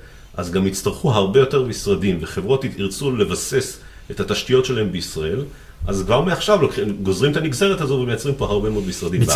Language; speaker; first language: Hebrew; native; Hebrew